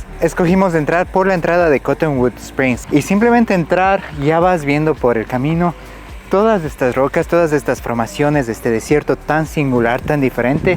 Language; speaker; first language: Spanish; native; Spanish